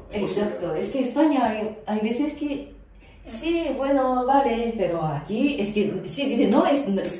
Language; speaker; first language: Spanish; non-native, fluent; Japanese